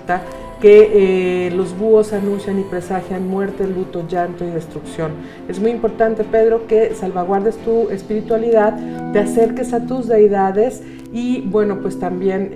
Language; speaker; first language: Spanish; native; Spanish